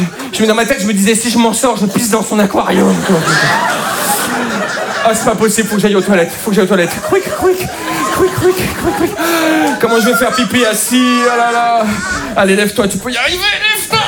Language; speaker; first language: French; native; French